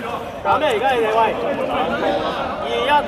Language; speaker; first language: Chinese; native; Chinese